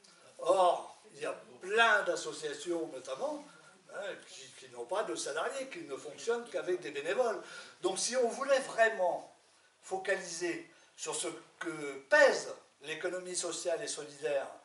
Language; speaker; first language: French; native; French